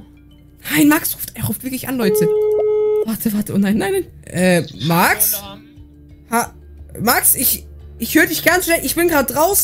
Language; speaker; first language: German; native; German